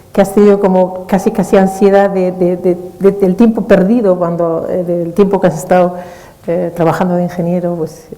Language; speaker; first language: Spanish; native; Spanish